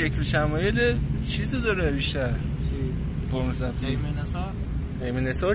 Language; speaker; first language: Persian; native; Persian